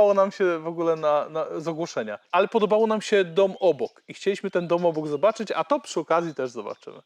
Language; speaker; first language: Polish; native; Polish